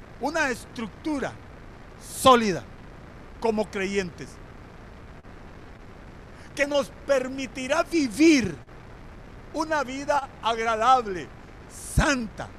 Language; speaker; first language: Spanish; native; Spanish